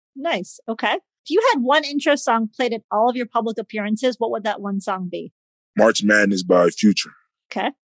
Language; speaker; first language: English; native; English